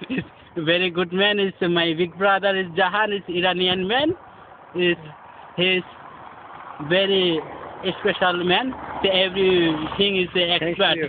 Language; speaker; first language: English; non-native, learner; Bangla